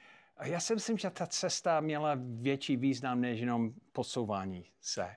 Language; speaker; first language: Czech; non-native, fluent; English